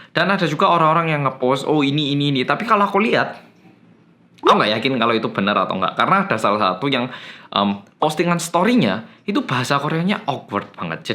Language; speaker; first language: Indonesian; non-native, fluent; Korean